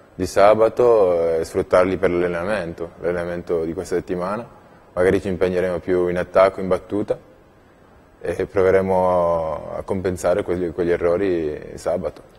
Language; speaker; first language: Italian; native; Italian